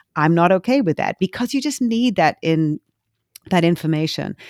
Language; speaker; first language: English; native; English